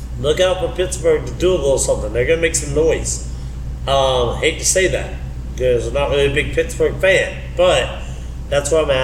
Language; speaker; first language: English; native; English